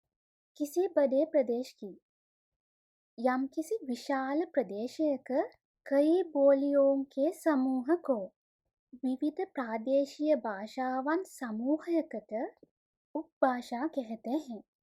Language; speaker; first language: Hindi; non-native, fluent; Sinhala